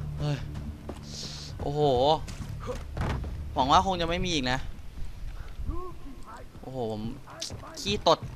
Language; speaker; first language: Thai; native; Thai